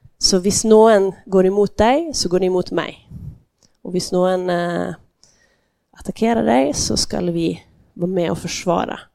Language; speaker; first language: Swedish; native; Swedish